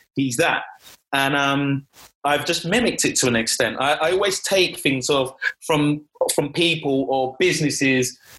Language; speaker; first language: English; native; English